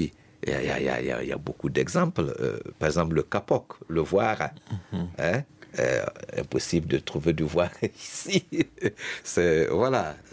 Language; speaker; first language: French; non-native, local second language; Mossi